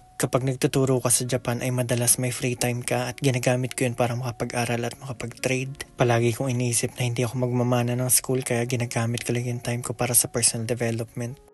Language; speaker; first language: Filipino; native; Filipino